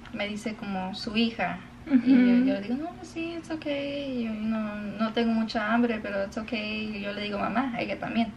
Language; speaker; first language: Spanish; early bilingual, other home language; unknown